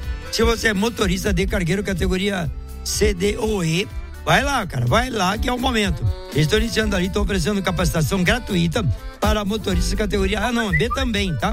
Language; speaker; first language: Portuguese; native; Portuguese